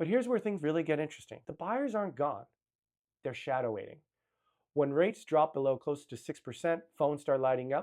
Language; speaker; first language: English; native; English